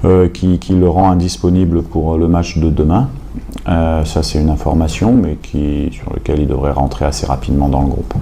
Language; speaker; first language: French; native; French